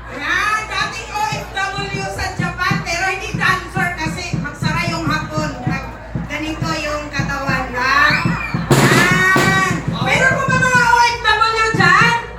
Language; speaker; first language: Filipino; non-native, local second language; Cebuano